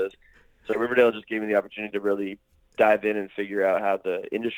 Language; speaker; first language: English; native; English